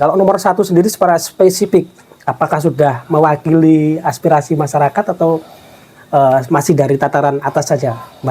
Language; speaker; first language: Indonesian; non-native, local second language; Javanese